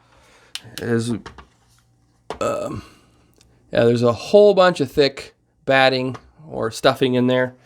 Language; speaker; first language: English; native; English